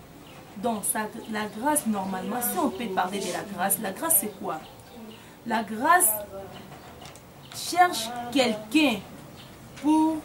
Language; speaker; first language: French; non-native, local second language; Lingala